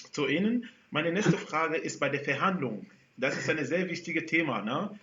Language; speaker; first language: German; non-native, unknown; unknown